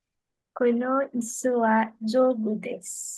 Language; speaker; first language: Japanese; non-native, learner; Filipino